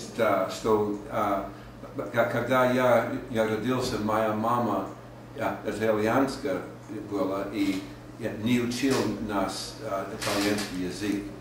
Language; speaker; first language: Russian; non-native, learner; English